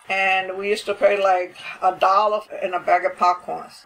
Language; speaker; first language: English; native; English